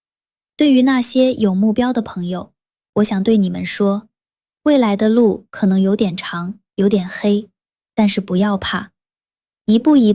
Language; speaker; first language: Chinese; non-native, fluent; Vietnamese